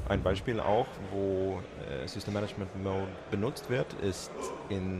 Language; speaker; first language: German; non-native, fluent; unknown